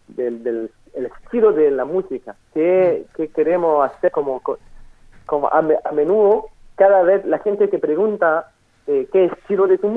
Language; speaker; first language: Spanish; non-native, fluent; French